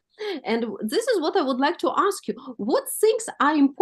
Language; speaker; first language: English; non-native, fluent; Russian